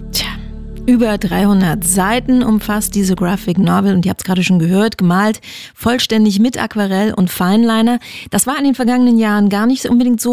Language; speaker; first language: German; native; German